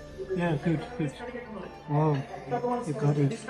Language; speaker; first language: English; non-native, learner; Chinese